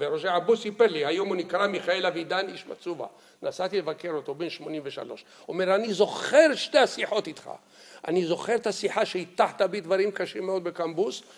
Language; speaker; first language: Hebrew; early bilingual, other home language; Arabic